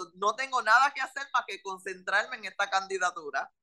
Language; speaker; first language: Spanish; early bilingual, heritage; Spanish